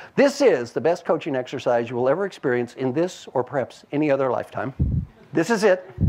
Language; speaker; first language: English; native; English